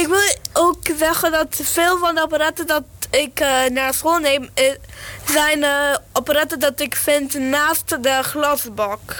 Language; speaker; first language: Dutch; early bilingual, other home language; Polish